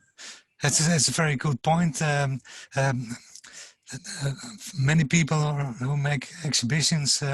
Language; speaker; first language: English; non-native, fluent; German